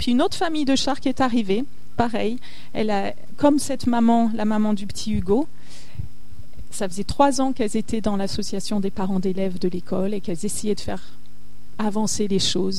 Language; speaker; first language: French; native; French